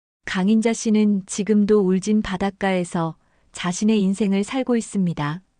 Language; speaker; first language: Korean; native; Korean